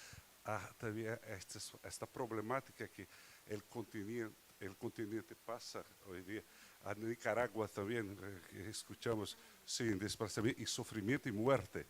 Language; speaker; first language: Spanish; non-native, fluent; Portuguese